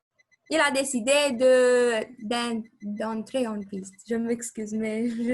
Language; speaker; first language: French; non-native, learner; Romanian